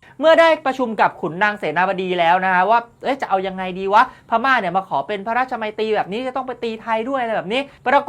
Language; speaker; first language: Thai; native; Thai